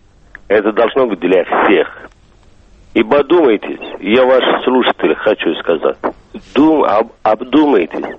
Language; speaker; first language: Russian; non-native, fluent; Somali